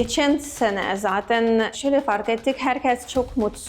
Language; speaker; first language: Turkish; non-native, learner; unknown